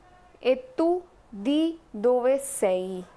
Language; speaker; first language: Italian; non-native, fluent; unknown